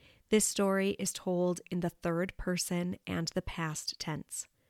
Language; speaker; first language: English; native; English